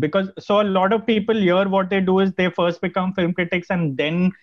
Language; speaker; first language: English; non-native, local second language; Gujarati